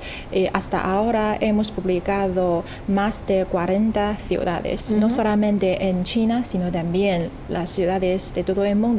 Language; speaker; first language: Spanish; non-native, fluent; Chinese